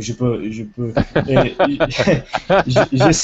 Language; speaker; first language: French; non-native, learner; English